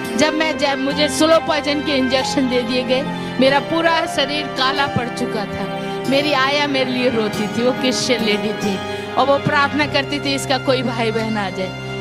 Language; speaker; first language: Hindi; native; Hindi